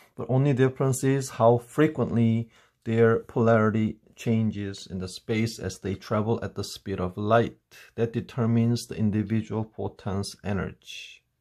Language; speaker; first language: English; non-native, fluent; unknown